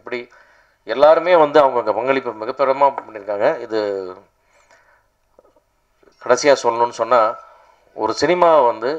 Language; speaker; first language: Tamil; native; Tamil